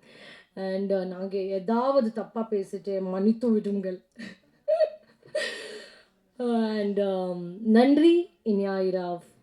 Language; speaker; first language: Tamil; non-native, learner; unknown